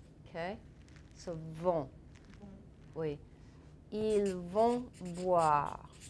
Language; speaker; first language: French; non-native, fluent; English